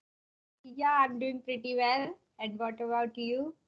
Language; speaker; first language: English; non-native, learner; Hindi